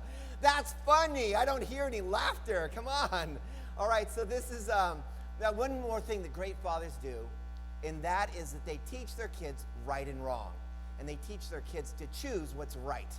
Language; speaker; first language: English; native; English